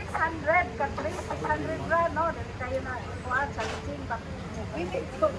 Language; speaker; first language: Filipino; non-native, local second language; Cebuano